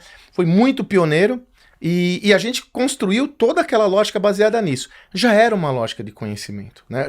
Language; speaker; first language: Portuguese; native; Portuguese